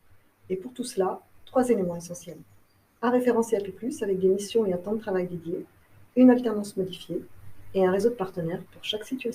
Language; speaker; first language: French; native; French